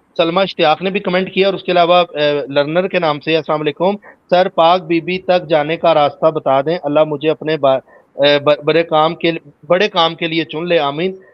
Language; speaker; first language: Urdu; native; Urdu